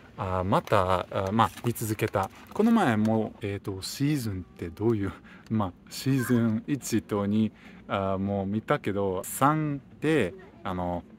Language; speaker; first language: Japanese; non-native, fluent; Russian